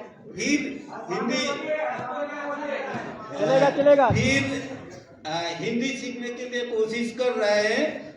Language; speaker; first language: Hindi; non-native, learner; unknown